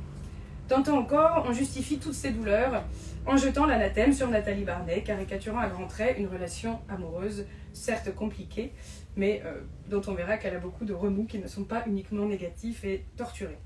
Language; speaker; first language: French; native; French